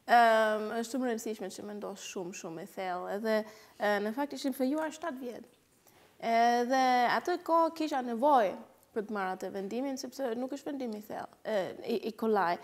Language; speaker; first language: Albanian; non-native, fluent; German